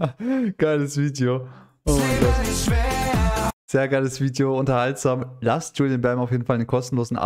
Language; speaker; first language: German; native; German